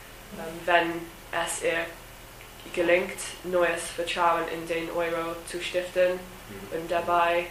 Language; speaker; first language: German; non-native, learner; English